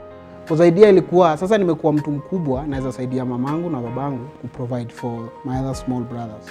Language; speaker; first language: Swahili; native; Swahili